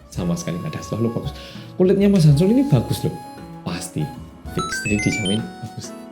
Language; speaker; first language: Indonesian; non-native, fluent; Korean